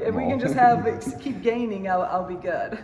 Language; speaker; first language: English; native; English